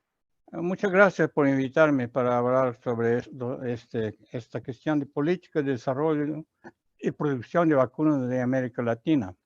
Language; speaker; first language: Spanish; non-native, learner; Portuguese